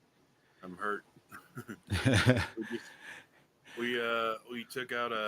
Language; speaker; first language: English; native; English